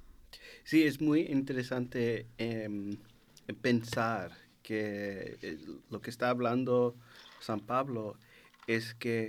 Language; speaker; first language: Spanish; non-native, learner; English